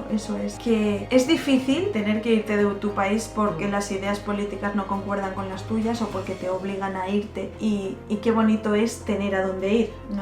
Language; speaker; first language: Spanish; native; Spanish